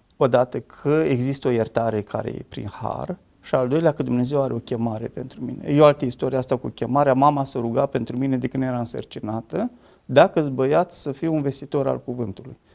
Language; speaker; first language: Romanian; native; Romanian